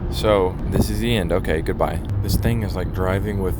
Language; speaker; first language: English; native; English